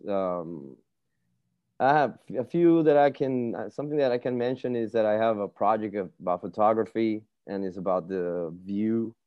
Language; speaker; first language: English; non-native, fluent; Spanish